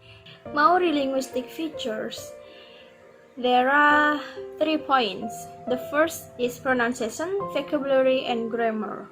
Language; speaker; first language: English; non-native, learner; Indonesian